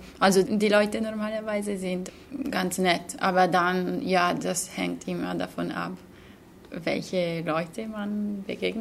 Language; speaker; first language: German; non-native, fluent; Slovenian